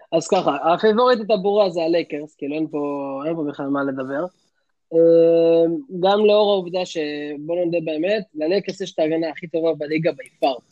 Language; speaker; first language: Hebrew; native; Hebrew